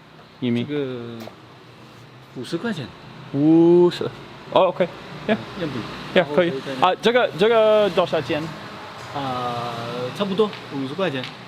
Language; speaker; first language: Chinese; non-native, learner; English